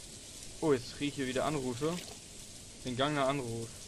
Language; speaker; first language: German; native; German